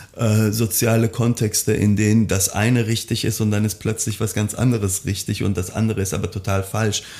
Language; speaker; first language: German; early bilingual, other home language; Persian